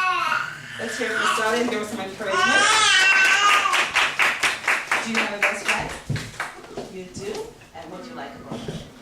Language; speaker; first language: English; early bilingual, other home language; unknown